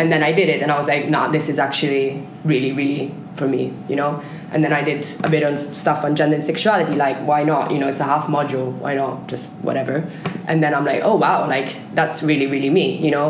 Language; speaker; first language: English; non-native, fluent; Italian